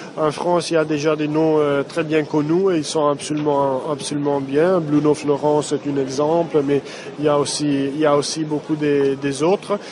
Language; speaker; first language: French; non-native, fluent; Italian